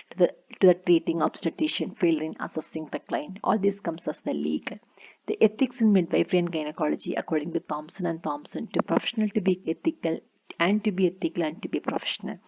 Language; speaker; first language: English; non-native, local second language; Malayalam